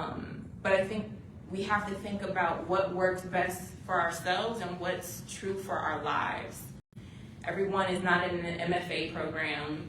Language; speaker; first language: English; native; English